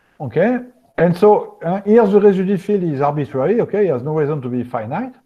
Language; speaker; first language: English; non-native, fluent; French